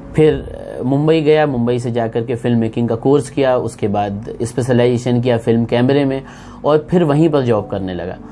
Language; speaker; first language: Hindi; native; Hindi